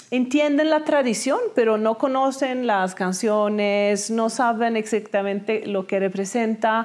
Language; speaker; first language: Spanish; non-native, fluent; Swedish